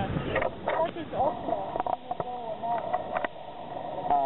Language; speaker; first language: English; non-native, fluent; Korean